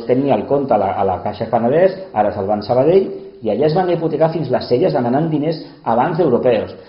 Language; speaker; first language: Catalan; early bilingual, other home language; Spanish